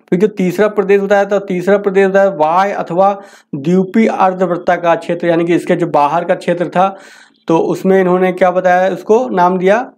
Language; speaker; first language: Hindi; native; Hindi